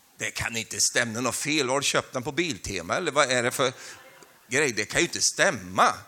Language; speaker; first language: Swedish; native; Swedish